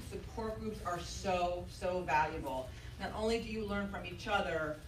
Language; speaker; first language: English; native; English